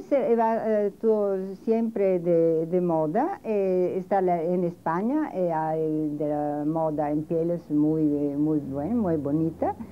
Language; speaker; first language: Spanish; non-native, learner; Italian